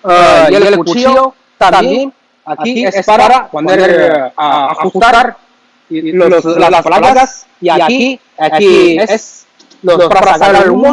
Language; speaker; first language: Spanish; non-native, learner; Chinese